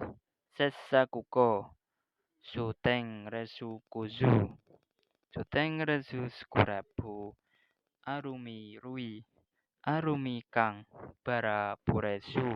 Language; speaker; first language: Japanese; non-native, learner; Indonesian